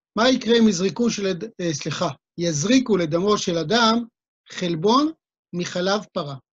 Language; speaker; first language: Hebrew; native; Hebrew